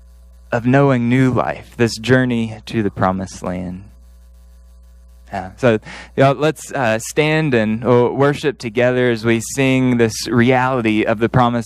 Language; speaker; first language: English; native; English